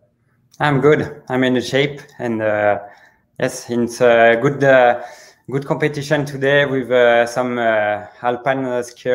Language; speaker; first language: English; non-native, learner; French